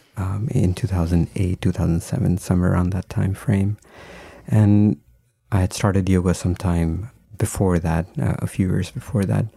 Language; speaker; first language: English; non-native, local second language; Hindi